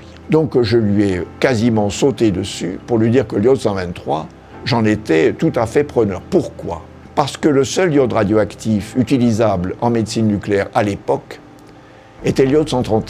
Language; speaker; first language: French; native; French